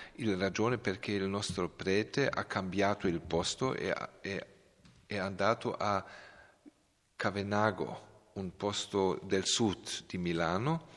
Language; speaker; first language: Italian; non-native, learner; Serbian